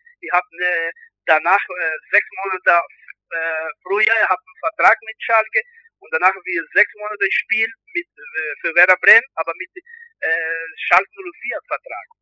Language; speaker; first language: German; non-native, learner; Portuguese